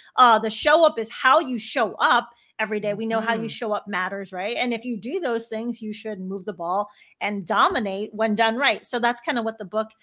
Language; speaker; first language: English; native; English